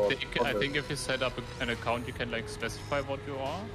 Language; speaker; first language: English; non-native, fluent; German